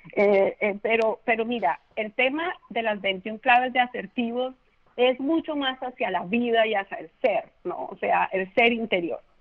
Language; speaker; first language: Spanish; native; Spanish